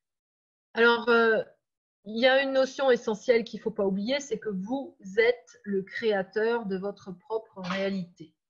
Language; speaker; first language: French; native; French